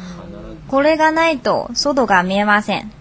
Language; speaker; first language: Japanese; non-native, learner; Chinese